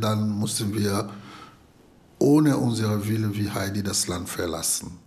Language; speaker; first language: German; non-native, fluent; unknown